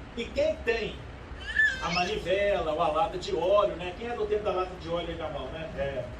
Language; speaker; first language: Portuguese; native; Portuguese